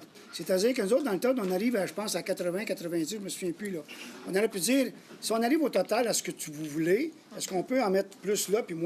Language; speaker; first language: French; native; French